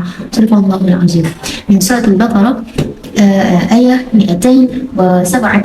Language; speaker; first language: Arabic; non-native, learner; Malay